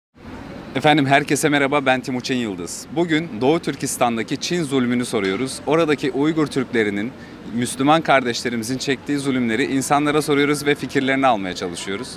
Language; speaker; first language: Turkish; native; Turkish